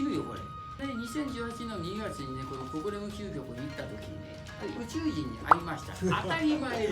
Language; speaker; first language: Japanese; native; Japanese